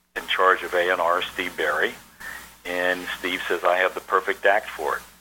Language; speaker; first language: English; native; English